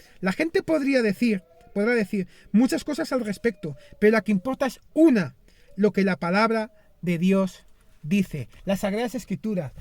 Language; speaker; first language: Spanish; non-native, fluent; Greek